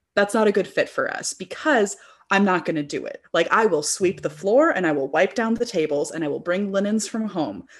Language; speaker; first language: English; native; English